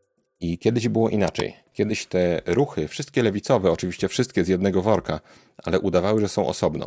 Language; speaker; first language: Polish; native; Polish